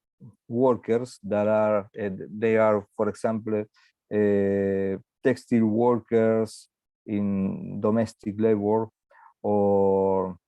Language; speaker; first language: English; non-native, learner; Spanish